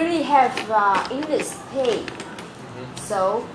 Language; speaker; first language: English; non-native, learner; Vietnamese